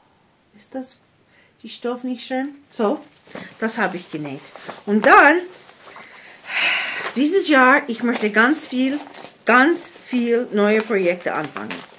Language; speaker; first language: German; non-native, fluent; English